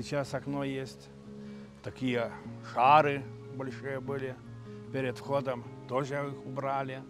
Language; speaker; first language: Russian; non-native, local second language; Lithuanian